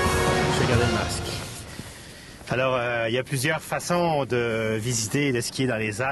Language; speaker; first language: French; native; French